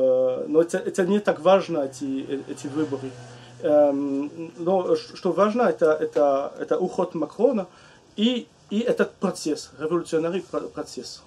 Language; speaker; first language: Russian; non-native, learner; French